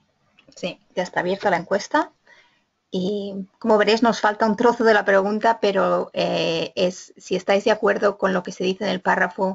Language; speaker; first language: Spanish; native; Spanish